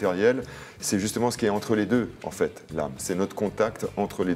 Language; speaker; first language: French; native; French